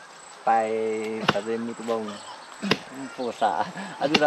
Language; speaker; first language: Portuguese; non-native, learner; Vietnamese